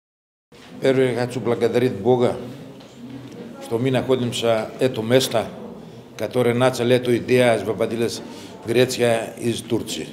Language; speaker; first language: Russian; non-native, fluent; Greek